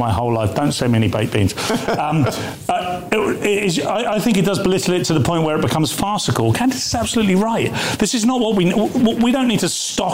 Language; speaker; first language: English; native; English